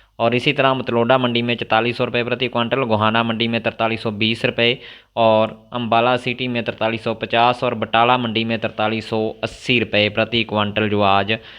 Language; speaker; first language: Hindi; non-native, local second language; Punjabi